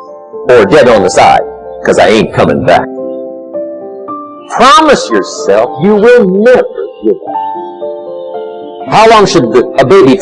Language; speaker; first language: English; native; English